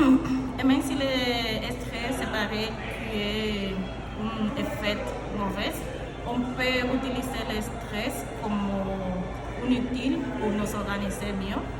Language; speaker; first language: French; non-native, learner; Spanish